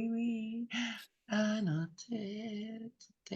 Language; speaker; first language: French; non-native, fluent; English